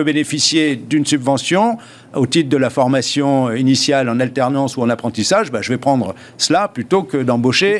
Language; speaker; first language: French; native; French